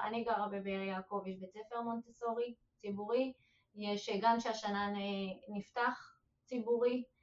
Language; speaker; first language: Hebrew; native; Hebrew